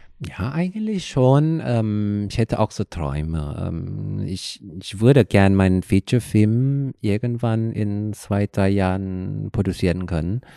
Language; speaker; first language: German; non-native, fluent; Thai